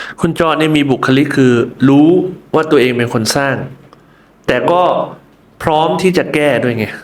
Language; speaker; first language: Thai; native; Thai